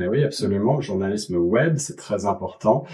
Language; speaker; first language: French; native; French